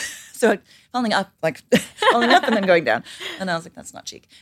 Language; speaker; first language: English; native; English